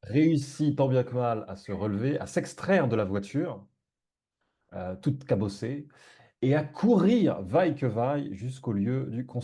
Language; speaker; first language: French; native; French